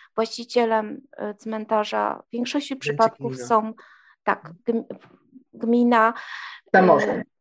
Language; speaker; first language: Polish; native; Polish